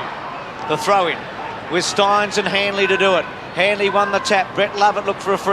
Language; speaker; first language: English; native; English